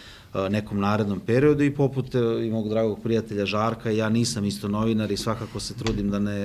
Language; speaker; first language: Bosnian; native; Bosnian